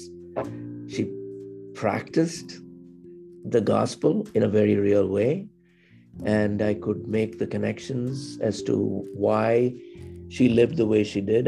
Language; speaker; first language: English; non-native, local second language; Tamil